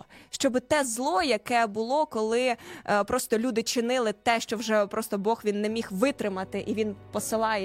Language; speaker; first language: Ukrainian; native; Ukrainian